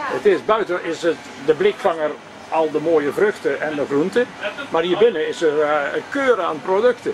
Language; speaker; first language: Dutch; native; Dutch